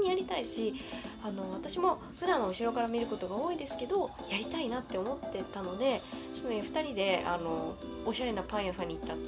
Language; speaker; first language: Japanese; native; Japanese